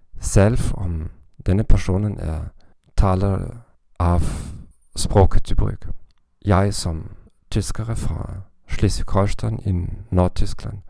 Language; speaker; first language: Norwegian; non-native, learner; German